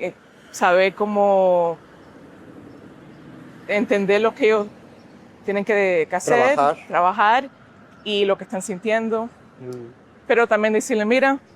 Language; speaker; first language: Spanish; early bilingual, heritage; Spanish